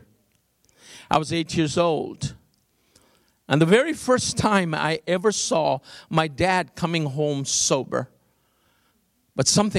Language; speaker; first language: English; non-native, local second language; Bangla